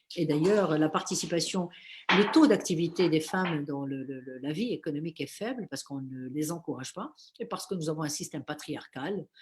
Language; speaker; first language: French; non-native, local second language; Arabic